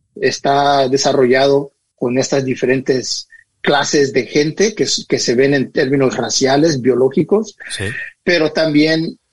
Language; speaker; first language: Spanish; early bilingual, heritage; Spanish